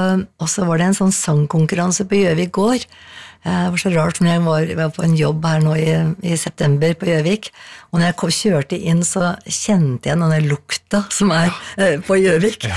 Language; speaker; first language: Norwegian; native; Norwegian